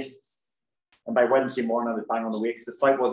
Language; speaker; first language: English; native; English